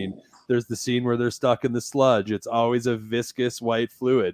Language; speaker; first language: English; native; English